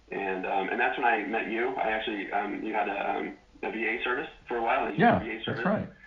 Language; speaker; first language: English; native; English